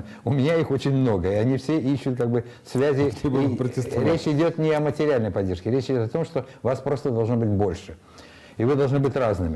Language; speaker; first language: Russian; native; Russian